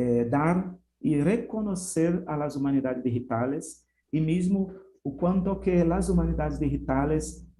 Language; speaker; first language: Spanish; non-native, fluent; Portuguese